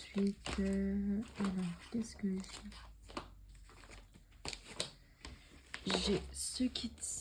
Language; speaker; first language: French; native; French